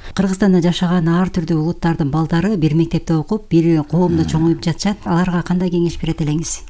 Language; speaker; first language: Kyrgyz; native; Kyrgyz